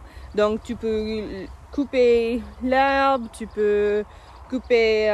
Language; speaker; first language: French; non-native, fluent; English